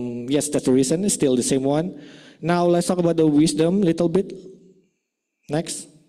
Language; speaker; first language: English; non-native, fluent; Indonesian